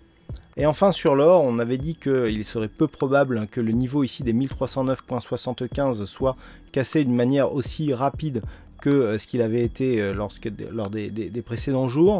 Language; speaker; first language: French; native; French